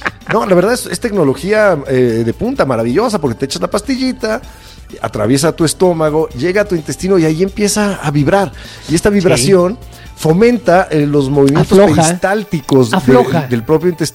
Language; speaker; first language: Spanish; native; Spanish